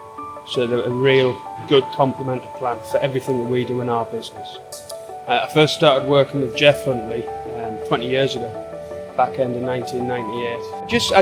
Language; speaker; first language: English; native; English